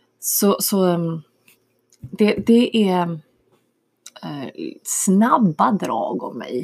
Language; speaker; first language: Swedish; early bilingual, other home language; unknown